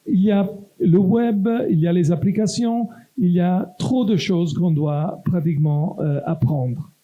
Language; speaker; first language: French; non-native, local second language; Italian